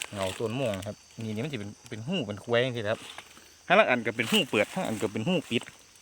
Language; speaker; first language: Thai; native; Thai